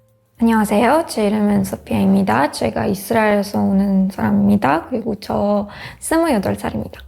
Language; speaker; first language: Korean; non-native, learner; Hebrew